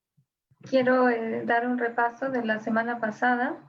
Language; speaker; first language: Spanish; non-native, fluent; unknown